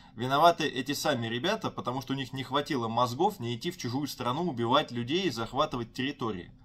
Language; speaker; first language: Russian; native; Russian